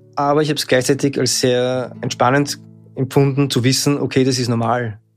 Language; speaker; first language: German; native; German